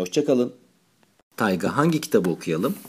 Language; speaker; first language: Turkish; native; Turkish